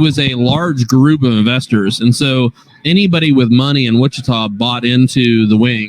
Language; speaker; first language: English; native; English